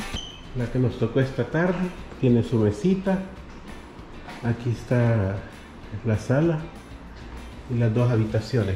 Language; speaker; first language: Spanish; native; Spanish